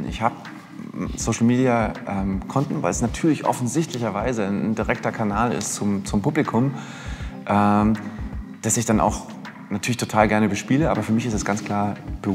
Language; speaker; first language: German; native; German